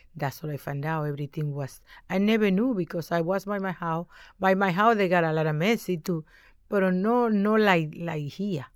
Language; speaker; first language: English; non-native, learner; Spanish